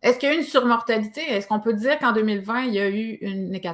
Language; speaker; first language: French; native; French